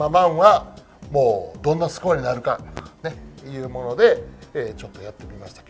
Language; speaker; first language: Japanese; native; Japanese